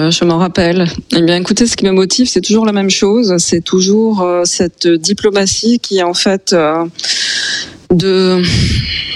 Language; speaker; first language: French; native; French